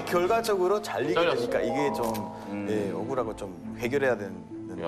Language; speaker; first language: Korean; non-native, fluent; Italian